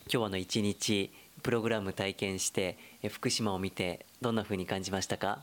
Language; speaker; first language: Japanese; native; Japanese